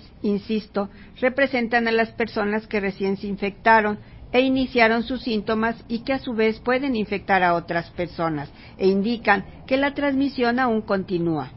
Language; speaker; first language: Spanish; native; Spanish